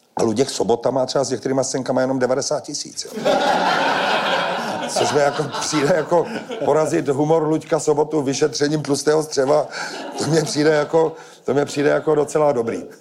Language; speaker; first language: Czech; native; Czech